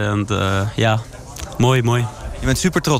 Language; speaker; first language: Dutch; non-native, learner; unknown